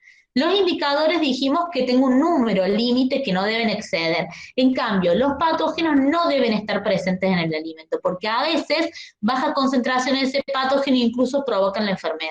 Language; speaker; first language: Spanish; native; Spanish